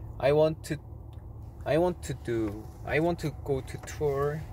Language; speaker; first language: English; non-native, learner; Korean